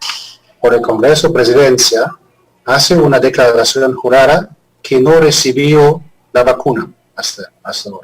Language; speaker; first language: Spanish; non-native, fluent; German